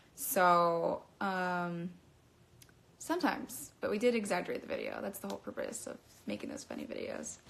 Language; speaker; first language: English; native; English